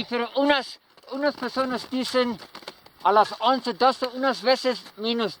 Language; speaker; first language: Spanish; non-native, learner; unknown